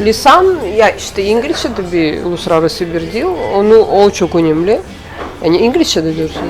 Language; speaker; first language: Turkish; non-native, learner; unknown